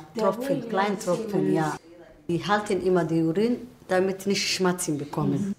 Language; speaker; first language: German; non-native, learner; Somali